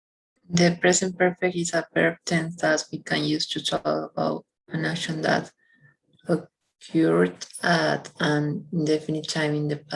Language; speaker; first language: English; non-native, learner; Spanish